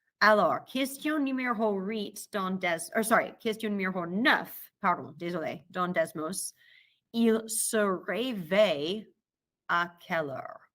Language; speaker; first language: French; non-native, fluent; English